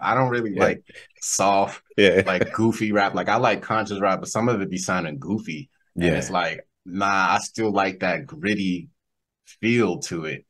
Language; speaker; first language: English; native; English